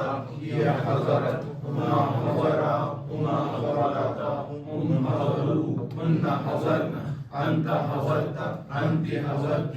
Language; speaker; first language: Arabic; non-native, learner; Urdu